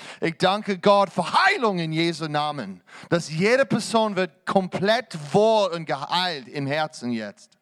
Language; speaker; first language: German; non-native, fluent; English